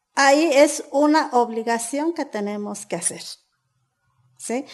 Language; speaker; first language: Spanish; native; Spanish